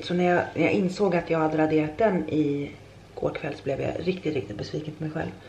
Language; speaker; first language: Swedish; native; Swedish